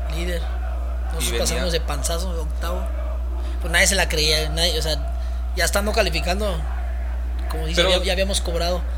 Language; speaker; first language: Spanish; early bilingual, heritage; Spanish